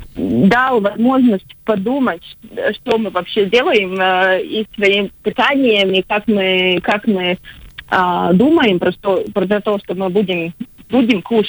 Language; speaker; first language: Russian; non-native, local second language; Latvian